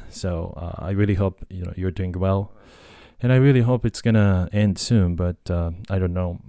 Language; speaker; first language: English; non-native, fluent; Japanese